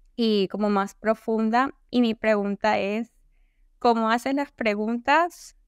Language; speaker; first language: Spanish; native; Spanish